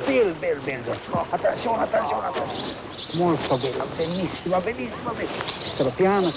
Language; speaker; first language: Italian; non-native, learner; Croatian